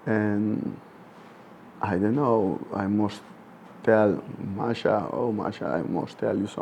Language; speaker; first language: English; non-native, fluent; Dutch